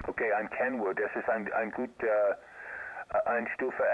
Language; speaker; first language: German; non-native, learner; English